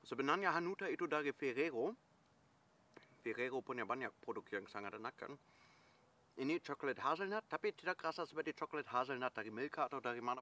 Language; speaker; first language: Indonesian; non-native, fluent; German